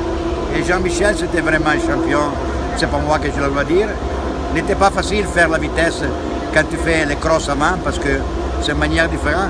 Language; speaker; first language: French; non-native, fluent; Italian